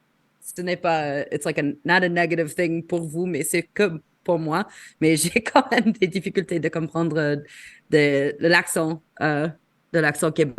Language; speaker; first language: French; non-native, fluent; English